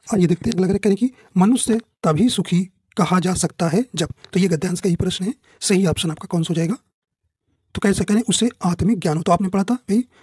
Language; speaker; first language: Hindi; native; Hindi